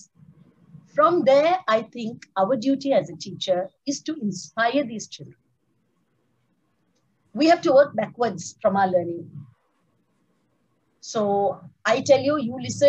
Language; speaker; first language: English; non-native, local second language; Tamil